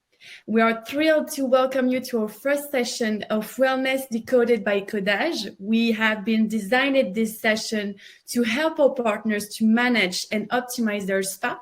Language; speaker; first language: English; non-native, fluent; French